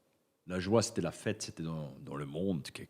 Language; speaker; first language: French; native; French